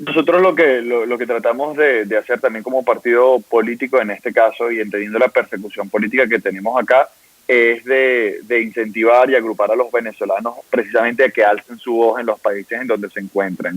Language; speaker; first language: Spanish; native; Spanish